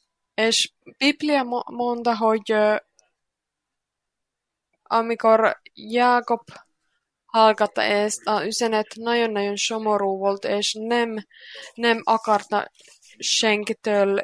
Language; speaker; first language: Hungarian; non-native, learner; Finnish